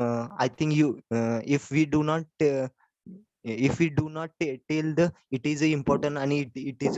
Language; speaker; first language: English; non-native, learner; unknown